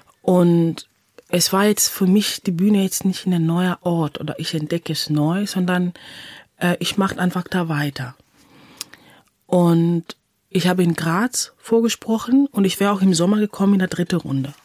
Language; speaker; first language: German; non-native, fluent; English